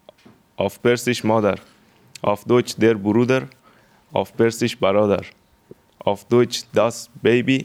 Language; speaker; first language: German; non-native, learner; Persian